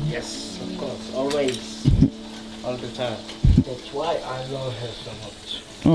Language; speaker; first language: English; non-native, learner; Kalaallisut